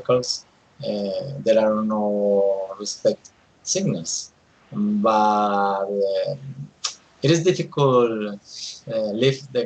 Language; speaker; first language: English; non-native, learner; Spanish